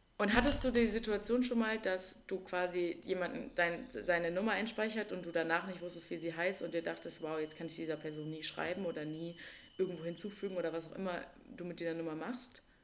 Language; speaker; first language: German; native; German